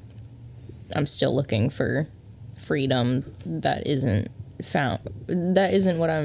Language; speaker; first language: English; native; English